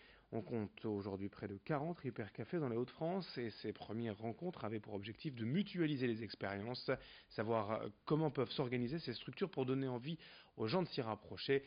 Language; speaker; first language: French; native; French